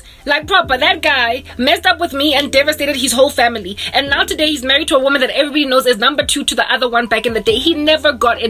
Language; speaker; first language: English; non-native, local second language; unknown